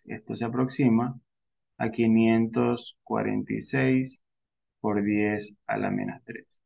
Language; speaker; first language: Spanish; native; Spanish